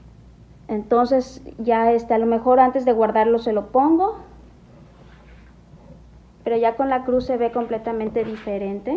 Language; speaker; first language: Spanish; native; Spanish